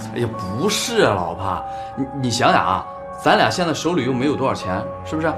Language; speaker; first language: Chinese; native; Chinese